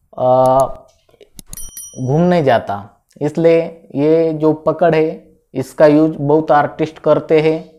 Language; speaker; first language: Hindi; non-native, local second language; Marathi